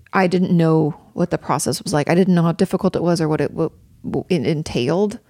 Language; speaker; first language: English; native; English